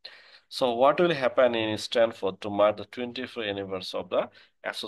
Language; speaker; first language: English; non-native, learner; Bangla